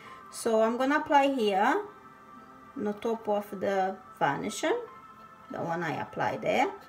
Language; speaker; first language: English; non-native, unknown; Portuguese